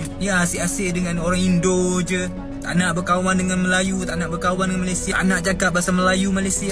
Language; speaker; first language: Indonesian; non-native, fluent; Thai